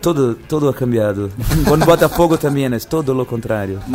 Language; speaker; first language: Spanish; non-native, fluent; Portuguese